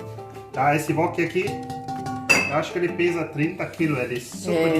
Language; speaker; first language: Portuguese; non-native, learner; German